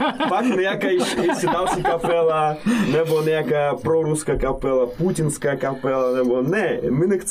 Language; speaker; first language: Czech; non-native, fluent; Russian